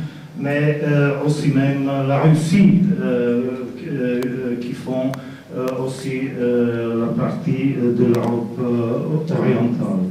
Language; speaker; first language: French; non-native, fluent; Slovak